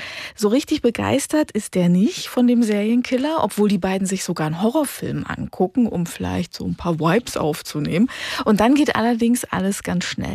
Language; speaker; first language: German; native; German